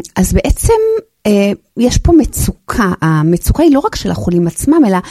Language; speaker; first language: Hebrew; native; Hebrew